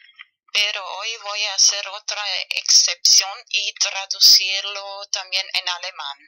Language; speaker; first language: Spanish; non-native, fluent; German